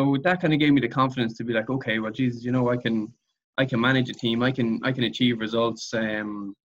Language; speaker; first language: English; native; English